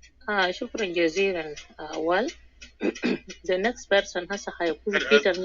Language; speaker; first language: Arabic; non-native, local second language; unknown